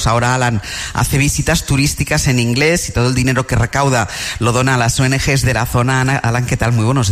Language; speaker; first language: Spanish; native; Spanish